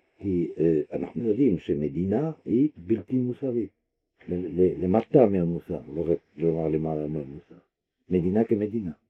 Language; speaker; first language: Hebrew; non-native, fluent; French